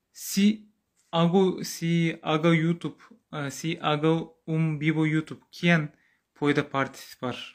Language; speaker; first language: Spanish; non-native, learner; Turkish